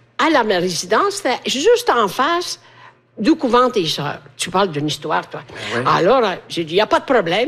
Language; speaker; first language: French; non-native, fluent; Italian